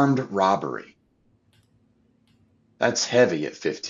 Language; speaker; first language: English; native; English